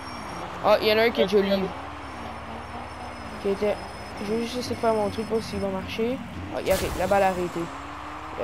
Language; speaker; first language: French; native; French